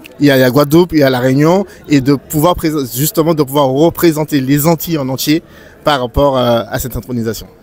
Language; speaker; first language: French; native; French